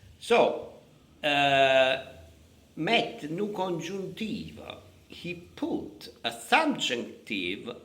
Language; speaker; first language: English; non-native, fluent; Italian